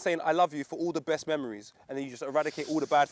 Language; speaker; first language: English; native; English